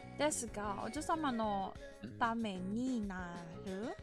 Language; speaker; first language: Japanese; non-native, learner; English